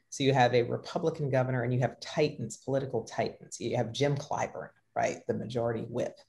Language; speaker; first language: English; native; English